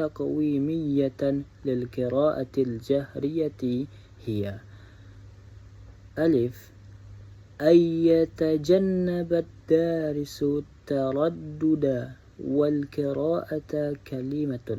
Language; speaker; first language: Arabic; non-native, learner; Indonesian